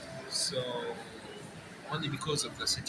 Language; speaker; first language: English; non-native, fluent; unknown